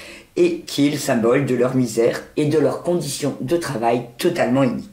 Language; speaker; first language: French; native; French